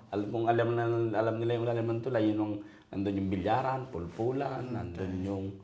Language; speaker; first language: Filipino; native; Filipino